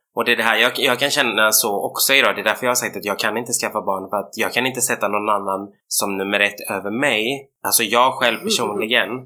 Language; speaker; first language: Swedish; native; Swedish